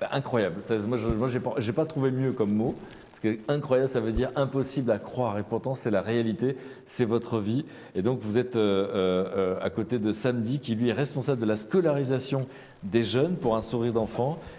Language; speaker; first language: French; native; French